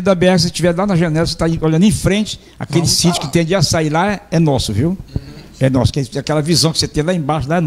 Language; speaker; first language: Portuguese; native; Portuguese